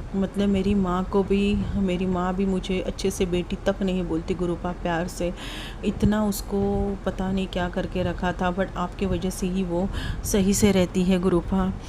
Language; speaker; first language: Hindi; non-native, local second language; Marathi